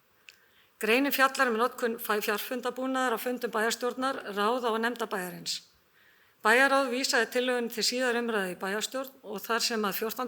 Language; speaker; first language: Icelandic; native; Icelandic